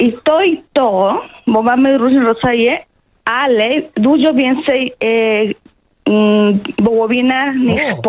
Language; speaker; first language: Polish; non-native, fluent; Spanish